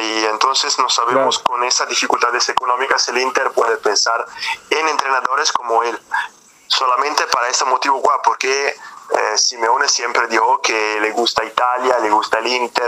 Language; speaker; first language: Spanish; non-native, fluent; Italian